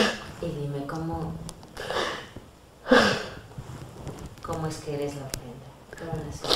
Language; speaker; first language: Spanish; native; Spanish